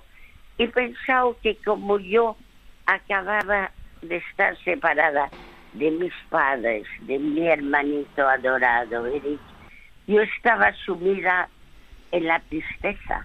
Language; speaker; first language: Spanish; early bilingual, other home language; French